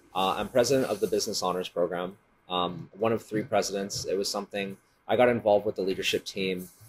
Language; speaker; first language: English; native; English